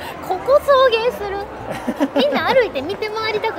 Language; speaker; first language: Japanese; native; Japanese